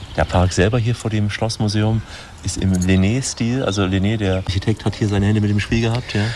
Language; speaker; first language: German; native; German